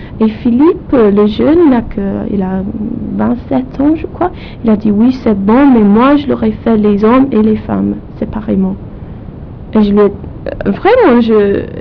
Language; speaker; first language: French; non-native, fluent; English